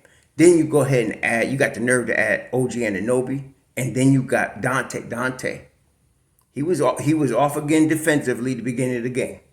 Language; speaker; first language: English; native; English